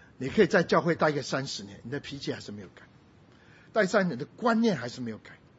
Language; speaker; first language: Chinese; non-native, local second language; Min Nan Chinese